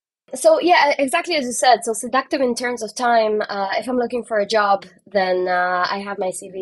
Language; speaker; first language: English; non-native, fluent; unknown